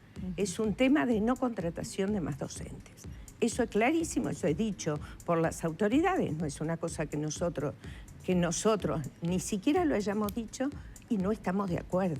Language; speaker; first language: Spanish; native; Spanish